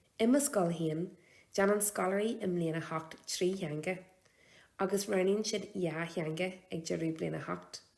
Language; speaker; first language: Irish; non-native, local second language; English